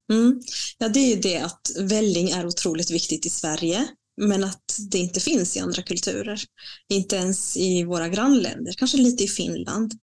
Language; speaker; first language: Swedish; non-native, fluent; Spanish